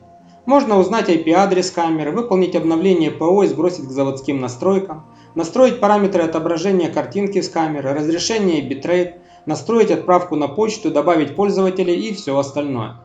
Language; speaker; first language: Russian; native; Russian